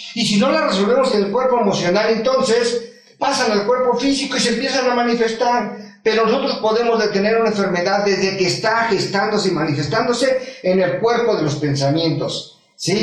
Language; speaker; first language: Spanish; native; Spanish